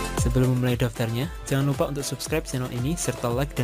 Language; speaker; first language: Indonesian; native; Indonesian